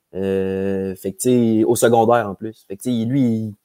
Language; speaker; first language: French; native; French